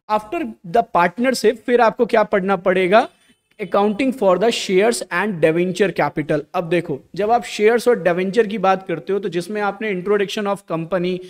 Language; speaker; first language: Hindi; native; Hindi